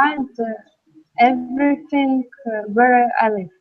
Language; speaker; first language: English; non-native, learner; Russian